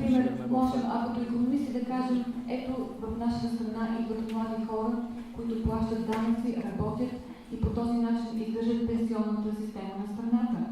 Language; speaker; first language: Bulgarian; native; Bulgarian